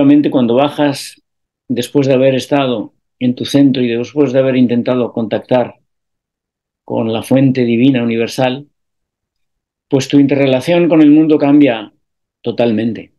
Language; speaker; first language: Spanish; native; Spanish